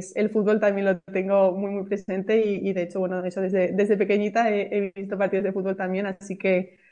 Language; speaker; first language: Spanish; native; Spanish